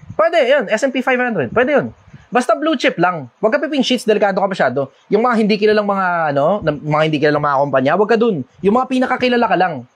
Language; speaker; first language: Filipino; native; Filipino